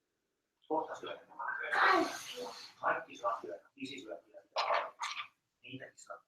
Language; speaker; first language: Finnish; native; Finnish